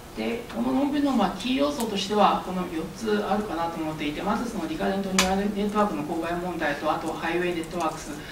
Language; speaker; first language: Japanese; early bilingual, other home language; Chinese